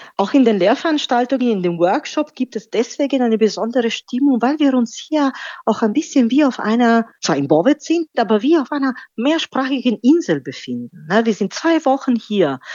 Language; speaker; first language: German; native; German